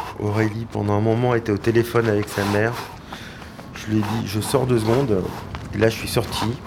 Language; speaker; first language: French; native; French